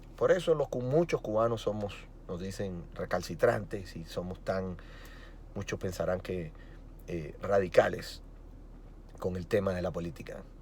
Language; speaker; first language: Spanish; native; Spanish